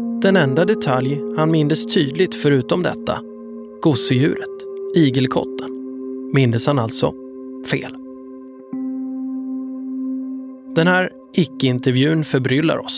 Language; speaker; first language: Swedish; native; Swedish